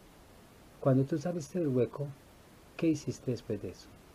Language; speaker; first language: Spanish; native; Spanish